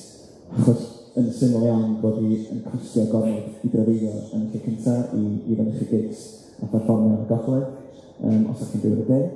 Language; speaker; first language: Welsh; native; Welsh